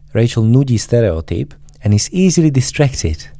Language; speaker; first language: English; non-native, fluent; Slovak